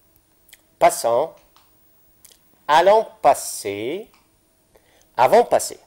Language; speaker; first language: French; non-native, fluent; Arabic